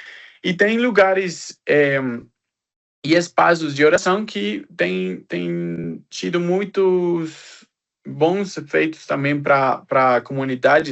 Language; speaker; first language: Portuguese; non-native, fluent; Spanish